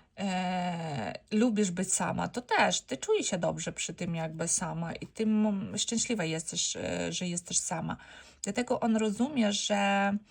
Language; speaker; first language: Polish; non-native, learner; Ukrainian